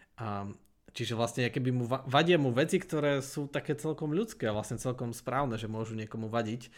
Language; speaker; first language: Slovak; native; Slovak